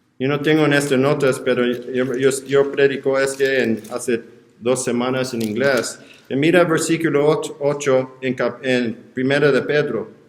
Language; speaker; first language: Spanish; non-native, learner; English